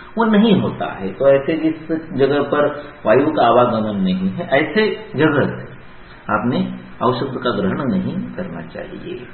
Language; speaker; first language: Hindi; non-native, local second language; Marathi